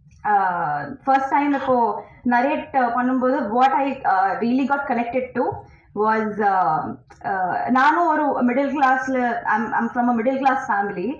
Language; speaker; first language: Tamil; non-native, learner; Telugu